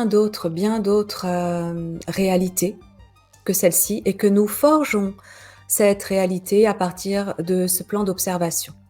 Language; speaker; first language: French; native; French